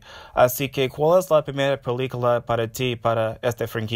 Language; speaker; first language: Spanish; non-native, learner; English